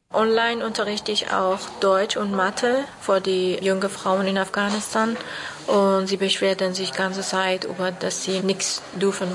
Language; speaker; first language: German; non-native, learner; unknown